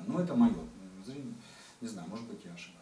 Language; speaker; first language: Russian; native; Russian